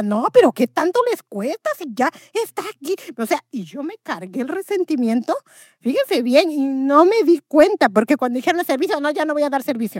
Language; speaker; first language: Spanish; native; Spanish